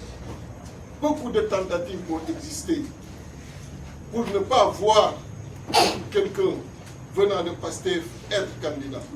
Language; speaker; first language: French; non-native, local second language; Wolof